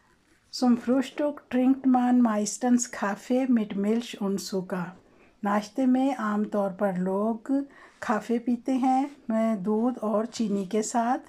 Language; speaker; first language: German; non-native, learner; Urdu